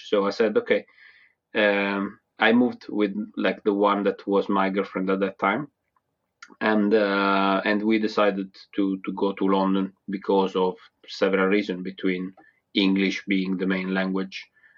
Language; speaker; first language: English; non-native, fluent; Italian